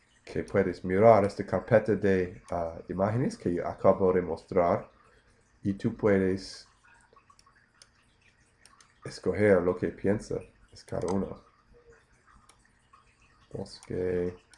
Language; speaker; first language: Spanish; non-native, fluent; English